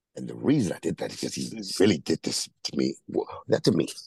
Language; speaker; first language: English; non-native, fluent; Spanish